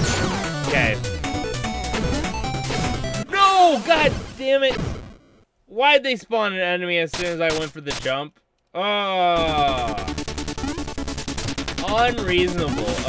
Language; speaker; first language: English; native; English